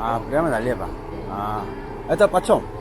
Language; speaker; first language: Russian; non-native, learner; Korean